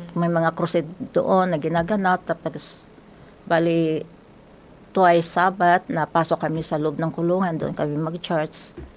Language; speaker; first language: Filipino; native; Filipino